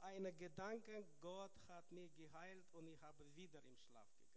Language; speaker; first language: German; non-native, learner; Russian